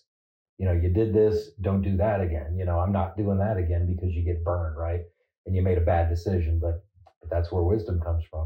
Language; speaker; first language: English; native; English